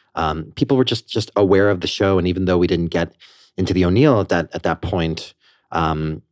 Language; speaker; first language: English; native; English